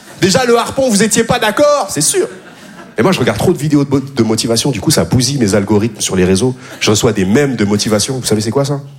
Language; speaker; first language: French; native; French